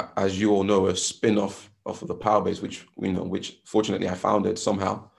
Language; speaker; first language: English; non-native, local second language; Yoruba